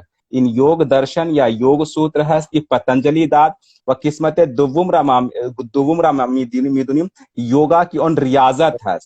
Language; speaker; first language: Persian; non-native, fluent; Hindi